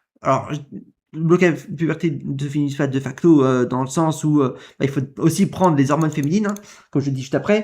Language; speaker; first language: French; native; French